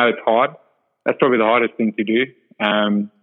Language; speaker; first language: English; non-native, local second language; Afrikaans